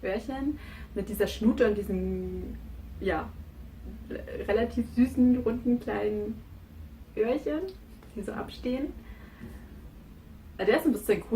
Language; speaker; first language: German; native; German